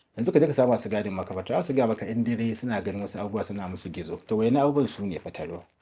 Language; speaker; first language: Hausa; native; Hausa